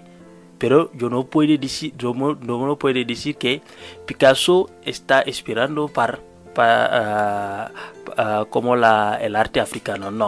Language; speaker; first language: Spanish; non-native, learner; Wolof